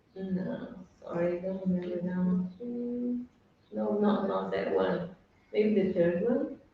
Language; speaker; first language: English; non-native, fluent; Portuguese